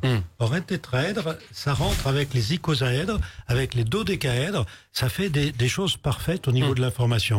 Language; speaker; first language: French; native; French